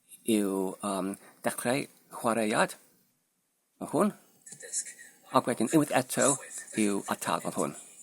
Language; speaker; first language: Welsh; non-native, learner; Polish